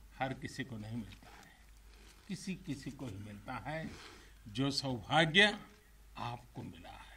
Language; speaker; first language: Hindi; non-native, local second language; Gujarati